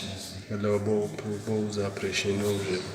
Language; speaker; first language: Russian; non-native, learner; Tajik